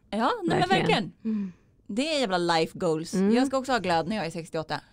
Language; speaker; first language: Swedish; native; Swedish